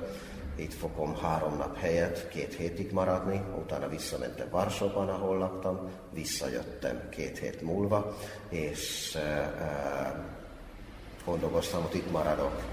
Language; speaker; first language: Hungarian; non-native, fluent; Finnish